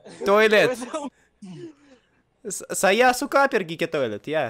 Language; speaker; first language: Indonesian; non-native, learner; Russian